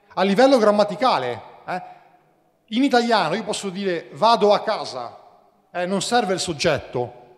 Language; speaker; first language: Italian; native; Italian